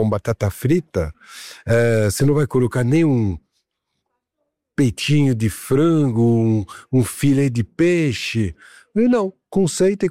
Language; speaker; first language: Portuguese; non-native, fluent; French